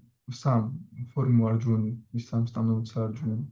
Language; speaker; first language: Russian; non-native, fluent; Georgian